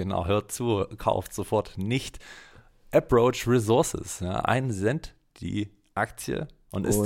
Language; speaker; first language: German; native; German